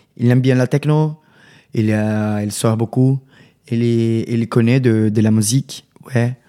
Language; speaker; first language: French; non-native, learner; Portuguese